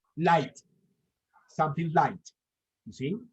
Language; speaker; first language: English; non-native, fluent; Spanish